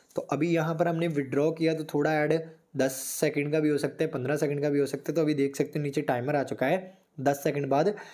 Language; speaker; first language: Hindi; native; Hindi